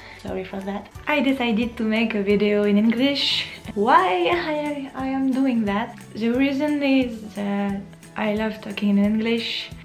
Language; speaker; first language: English; non-native, learner; French